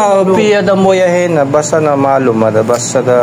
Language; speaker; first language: Arabic; non-native, learner; Filipino